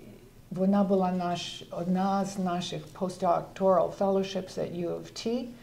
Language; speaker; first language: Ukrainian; early bilingual, heritage; Ukrainian